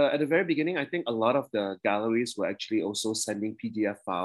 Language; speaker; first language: English; early bilingual, other home language; Indonesian